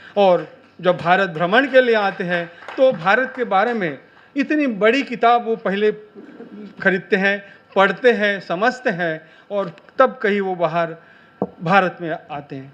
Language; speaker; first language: Hindi; non-native, local second language; Marathi